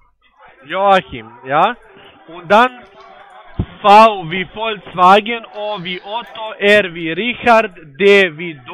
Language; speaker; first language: German; non-native, learner; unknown